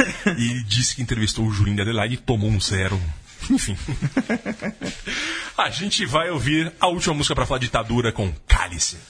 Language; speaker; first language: Portuguese; native; Portuguese